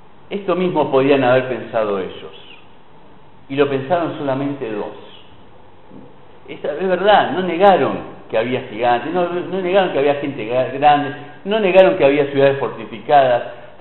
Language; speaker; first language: Spanish; native; Spanish